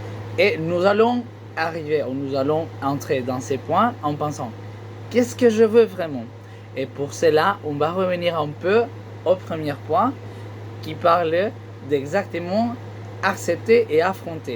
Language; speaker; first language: French; non-native, learner; Spanish